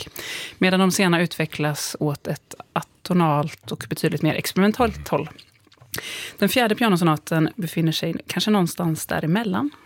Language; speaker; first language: Swedish; native; Swedish